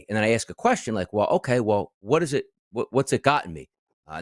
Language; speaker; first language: English; native; English